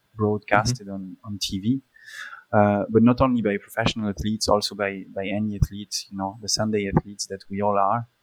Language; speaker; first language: English; early bilingual, other home language; Polish